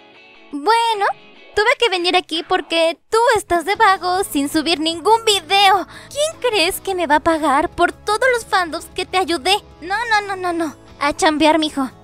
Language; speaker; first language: Spanish; native; Spanish